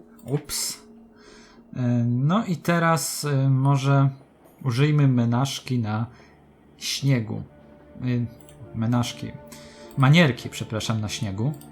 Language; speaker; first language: Polish; native; Polish